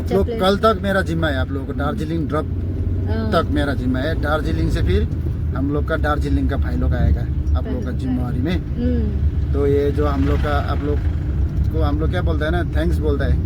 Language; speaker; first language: Hindi; non-native, local second language; Nepali